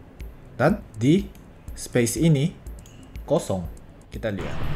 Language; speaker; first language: Indonesian; non-native, fluent; Korean